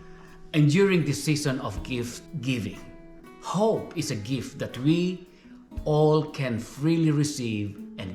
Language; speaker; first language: English; non-native, local second language; Filipino